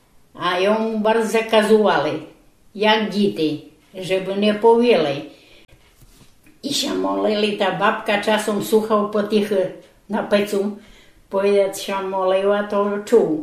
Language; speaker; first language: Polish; non-native, local second language; Rusyn